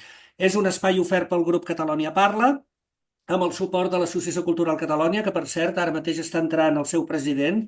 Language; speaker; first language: Catalan; native; Catalan